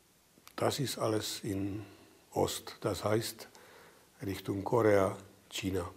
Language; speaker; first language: German; non-native, fluent; Czech